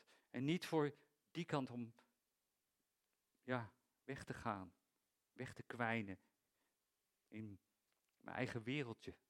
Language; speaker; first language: Dutch; native; Dutch